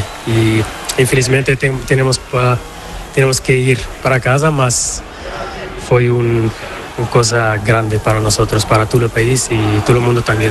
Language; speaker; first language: Spanish; non-native, learner; Portuguese